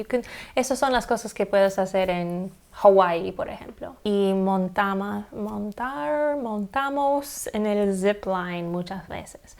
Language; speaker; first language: Spanish; non-native, fluent; English